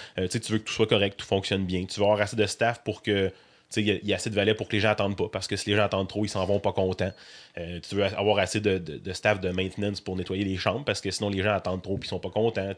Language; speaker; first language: French; native; French